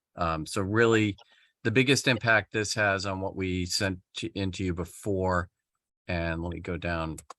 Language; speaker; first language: English; native; English